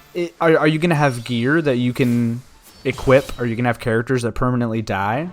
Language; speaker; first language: English; native; English